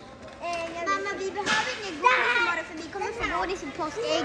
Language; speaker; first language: Swedish; native; Swedish